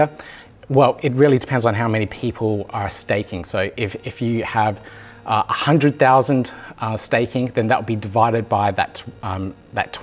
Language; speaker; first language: English; native; English